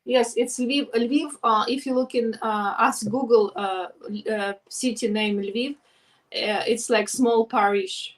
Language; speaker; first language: English; non-native, learner; Ukrainian